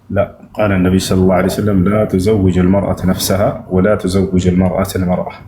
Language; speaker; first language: Arabic; non-native, fluent; Amharic